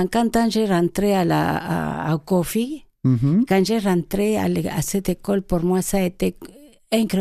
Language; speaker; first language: French; non-native, learner; Spanish